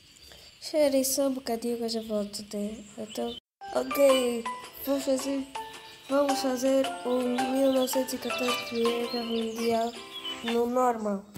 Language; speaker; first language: Portuguese; early bilingual, heritage; Portuguese